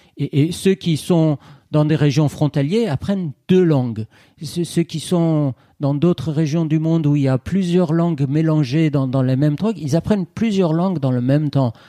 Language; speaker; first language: French; non-native, fluent; Persian